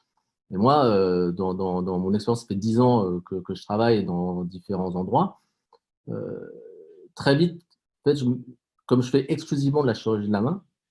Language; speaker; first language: French; native; French